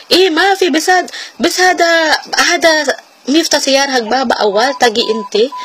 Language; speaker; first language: Arabic; non-native, learner; Filipino